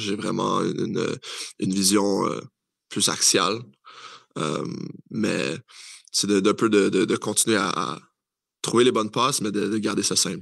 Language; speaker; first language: French; native; French